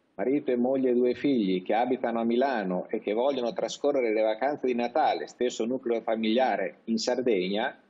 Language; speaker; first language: Italian; native; Italian